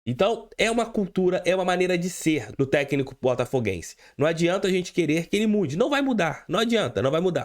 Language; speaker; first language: Portuguese; native; Portuguese